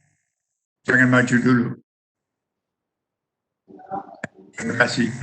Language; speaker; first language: Indonesian; non-native, fluent; English